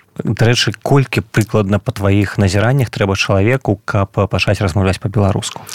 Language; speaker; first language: Belarusian; non-native, local second language; Russian